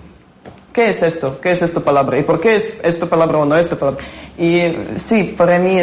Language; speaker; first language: Spanish; non-native, learner; Ukrainian